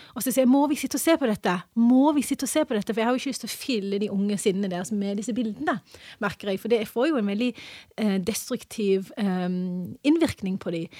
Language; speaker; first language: Norwegian; early bilingual, other home language; English